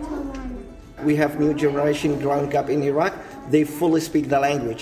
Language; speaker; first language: English; non-native, fluent; Assyrian Neo-Aramaic